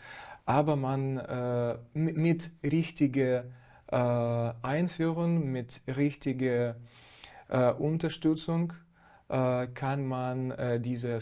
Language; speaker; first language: German; non-native, fluent; Ukrainian